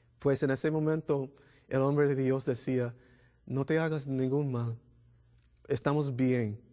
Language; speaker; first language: Spanish; non-native, fluent; English